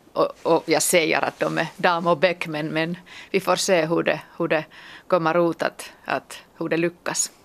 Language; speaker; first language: Swedish; non-native, local second language; Finnish